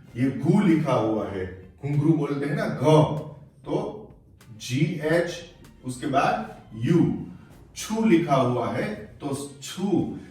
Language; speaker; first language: Hindi; non-native, local second language; Gujarati